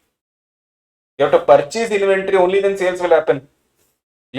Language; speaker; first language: English; non-native, local second language; Tamil